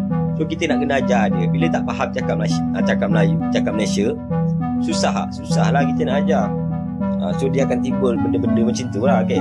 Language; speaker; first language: Malay; native; Malay